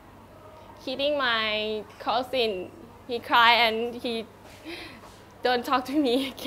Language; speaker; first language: English; non-native, learner; Thai